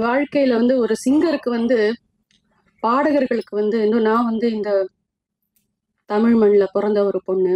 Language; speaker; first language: Tamil; native; Tamil